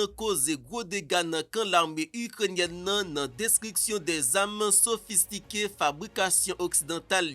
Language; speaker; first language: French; non-native, local second language; Haitian Creole